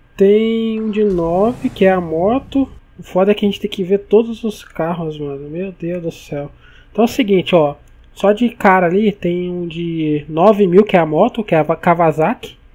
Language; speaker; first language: Portuguese; native; Portuguese